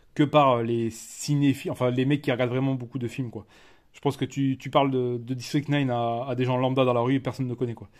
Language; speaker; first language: French; native; French